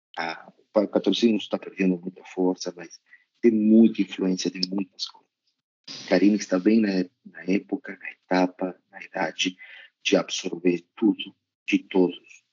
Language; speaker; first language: Portuguese; non-native, fluent; Spanish